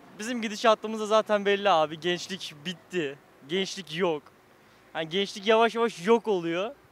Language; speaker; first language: Turkish; native; Turkish